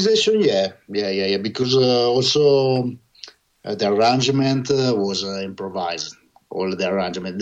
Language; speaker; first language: English; non-native, learner; Italian